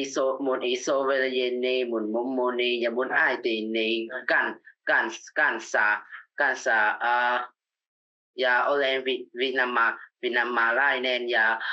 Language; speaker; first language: Finnish; non-native, learner; Vietnamese